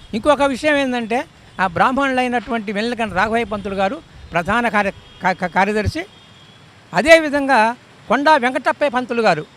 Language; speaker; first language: Telugu; native; Telugu